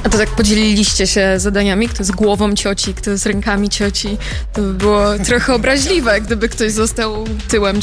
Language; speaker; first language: Polish; native; Polish